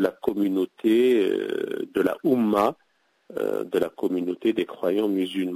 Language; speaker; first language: French; non-native, local second language; Arabic